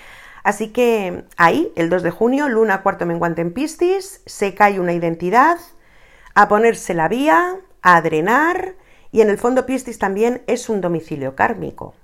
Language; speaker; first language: Spanish; native; Spanish